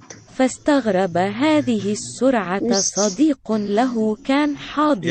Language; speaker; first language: Arabic; non-native, learner; Indonesian